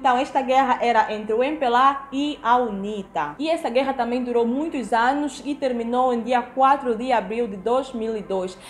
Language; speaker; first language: Portuguese; native; Portuguese